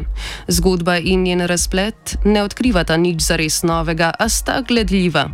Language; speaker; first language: Slovenian; native; Slovenian